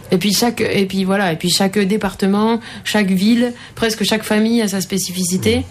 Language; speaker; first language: French; native; French